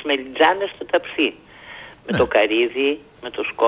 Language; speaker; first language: Greek; native; Greek